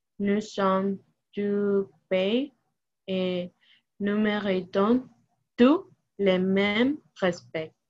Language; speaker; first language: French; non-native, learner; Spanish